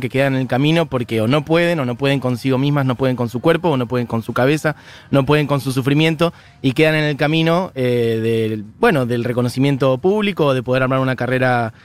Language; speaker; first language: Spanish; native; Spanish